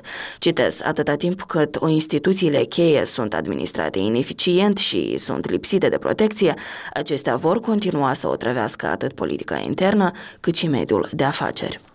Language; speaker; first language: Romanian; native; Romanian